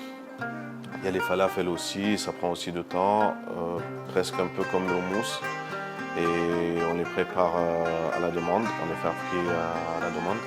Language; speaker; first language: French; non-native, local second language; Arabic